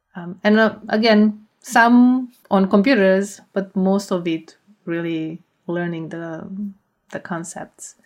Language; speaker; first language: English; non-native, fluent; Romanian